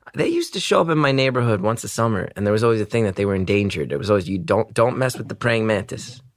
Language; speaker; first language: English; native; English